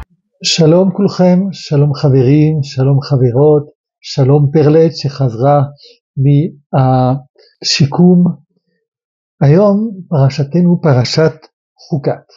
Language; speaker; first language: Hebrew; non-native, fluent; French